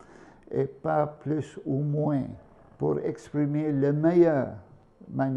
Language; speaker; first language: French; non-native, fluent; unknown